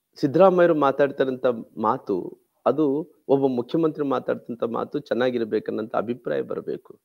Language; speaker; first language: Kannada; non-native, local second language; Telugu